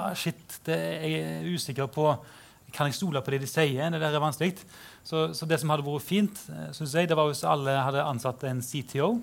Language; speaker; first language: Norwegian; native; Norwegian